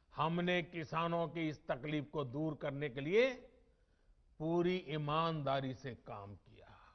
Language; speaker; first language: Hindi; non-native, local second language; Gujarati